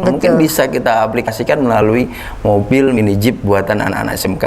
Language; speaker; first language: Indonesian; native; Indonesian